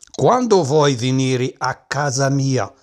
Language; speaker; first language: Italian; non-native, fluent; Arabic